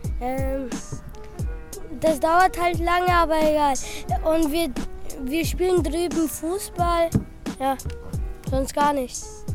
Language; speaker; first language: German; early bilingual, other home language; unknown